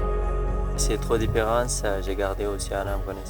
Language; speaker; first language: French; non-native, learner; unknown